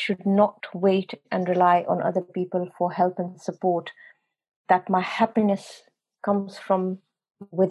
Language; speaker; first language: English; non-native, local second language; Urdu